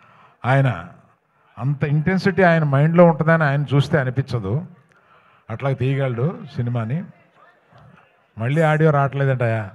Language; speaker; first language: Telugu; native; Telugu